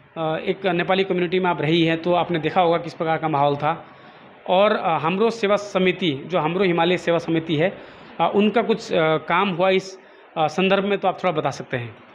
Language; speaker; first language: Hindi; native; Hindi